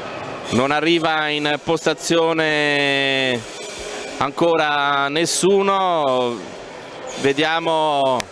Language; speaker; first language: Italian; native; Italian